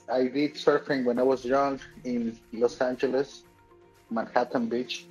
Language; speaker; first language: English; native; English